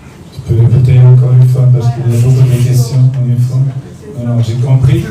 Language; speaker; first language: French; non-native, learner; Dutch